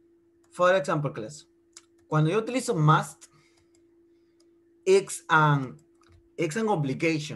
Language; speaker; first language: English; non-native, fluent; Spanish